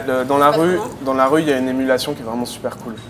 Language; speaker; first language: French; native; French